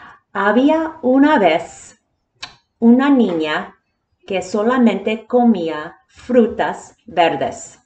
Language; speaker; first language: Spanish; early bilingual, heritage; Spanish